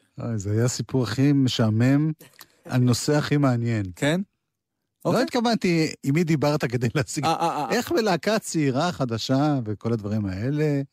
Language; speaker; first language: Hebrew; native; Hebrew